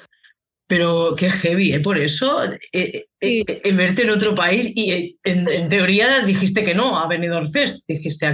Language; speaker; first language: Spanish; native; Spanish